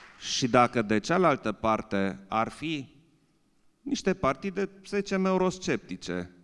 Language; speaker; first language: Romanian; non-native, local second language; German